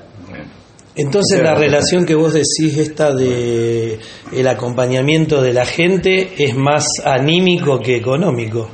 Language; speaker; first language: Spanish; native; Spanish